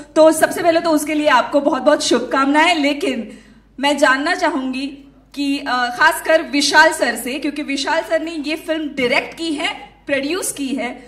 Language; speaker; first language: Hindi; non-native, local second language; Marathi